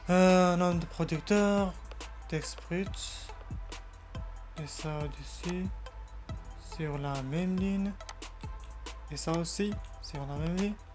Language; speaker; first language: French; non-native, learner; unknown